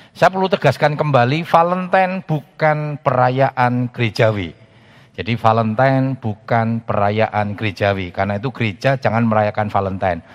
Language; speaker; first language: Indonesian; native; Indonesian